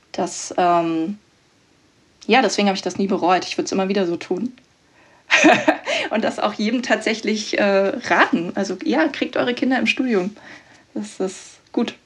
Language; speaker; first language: German; native; German